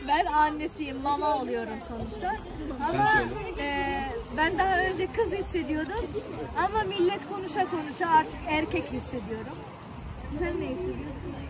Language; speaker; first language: Turkish; non-native, fluent; Arabic